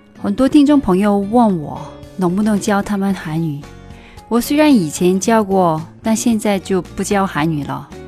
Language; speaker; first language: Chinese; non-native, fluent; Korean